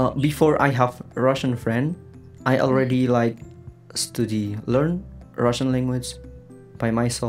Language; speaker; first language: English; non-native, learner; Indonesian